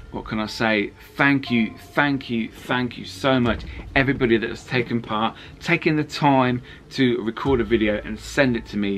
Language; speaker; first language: English; native; English